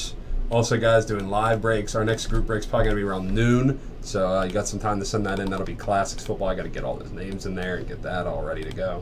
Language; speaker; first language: English; native; English